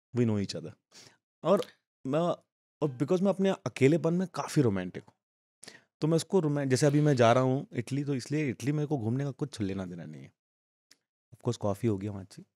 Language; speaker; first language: Hindi; native; Hindi